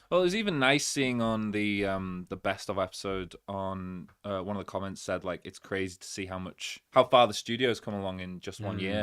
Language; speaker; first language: English; native; English